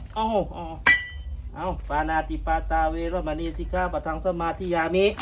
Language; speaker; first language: Thai; non-native, local second language; Northeastern Thai